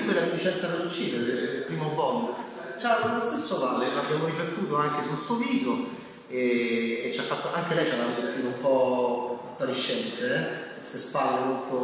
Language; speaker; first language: Italian; native; Italian